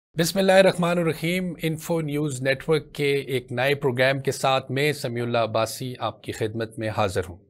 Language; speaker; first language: Urdu; non-native, local second language; Punjabi